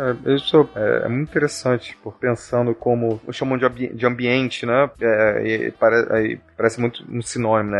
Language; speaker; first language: Portuguese; native; Portuguese